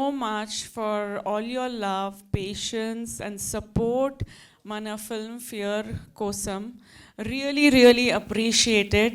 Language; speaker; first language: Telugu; non-native, fluent; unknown